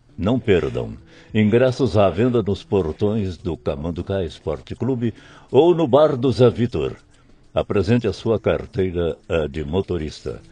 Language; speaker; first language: Portuguese; native; Portuguese